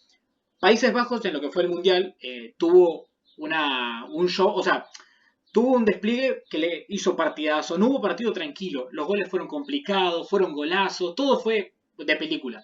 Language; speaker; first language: Spanish; native; Spanish